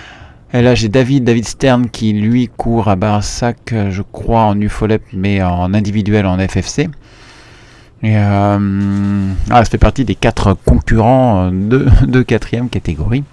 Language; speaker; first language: French; native; French